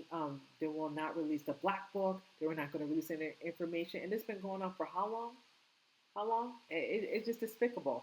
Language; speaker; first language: English; native; English